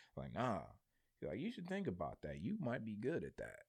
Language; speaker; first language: English; native; English